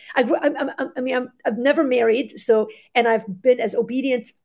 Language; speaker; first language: English; early bilingual, other home language; Arabic